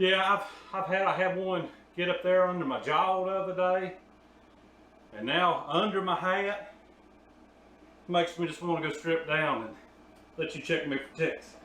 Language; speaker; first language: English; native; English